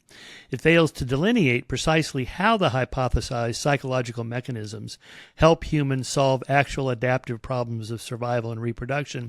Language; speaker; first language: English; native; English